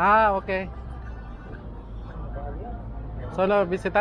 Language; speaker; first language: Spanish; non-native, learner; Filipino